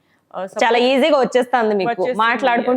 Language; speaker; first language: Telugu; native; Telugu